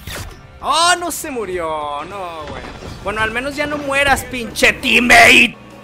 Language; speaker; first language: Spanish; native; Spanish